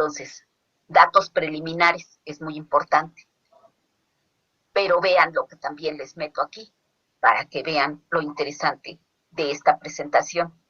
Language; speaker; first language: Spanish; native; Spanish